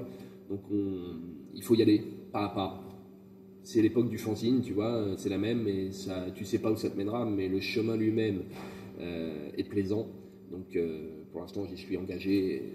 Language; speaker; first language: French; native; French